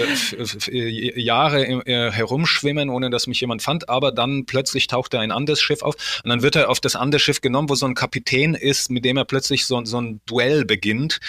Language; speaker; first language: German; early bilingual, other home language; Polish